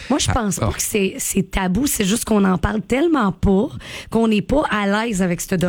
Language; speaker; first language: French; native; French